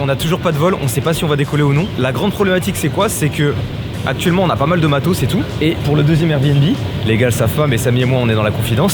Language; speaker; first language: French; native; French